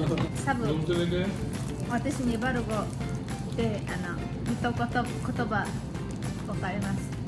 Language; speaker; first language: Japanese; non-native, learner; Mongolian